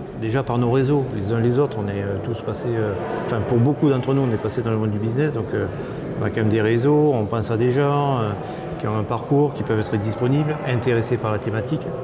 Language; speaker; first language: French; native; French